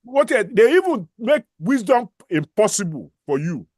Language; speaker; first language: English; non-native, local second language; Yoruba